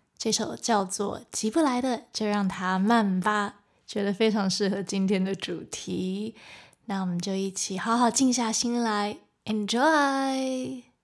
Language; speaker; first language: Chinese; native; Chinese